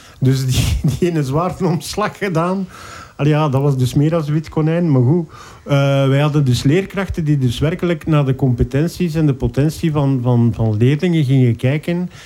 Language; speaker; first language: Dutch; native; Dutch